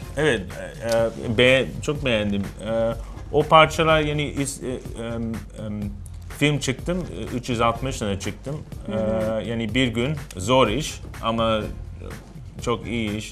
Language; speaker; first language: Turkish; non-native, learner; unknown